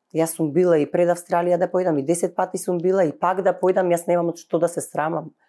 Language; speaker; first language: Macedonian; native; Macedonian